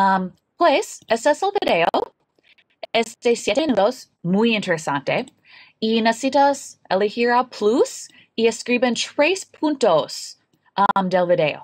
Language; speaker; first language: Spanish; non-native, learner; English